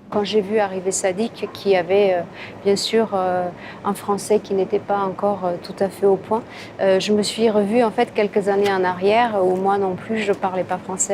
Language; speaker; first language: French; non-native, fluent; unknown